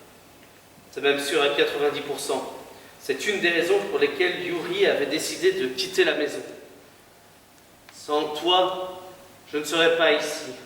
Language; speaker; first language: French; native; French